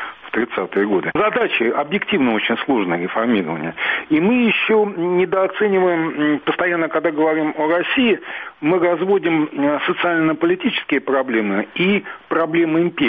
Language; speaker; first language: Russian; native; Russian